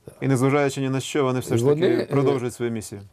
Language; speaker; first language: Ukrainian; native; Ukrainian